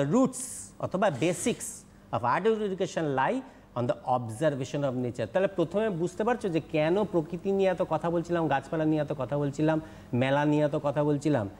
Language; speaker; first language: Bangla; native; Bangla